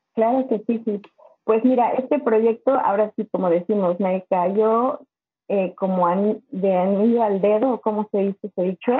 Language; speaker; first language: Spanish; native; Spanish